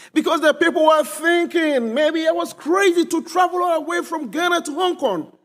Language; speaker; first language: English; non-native, local second language; Akan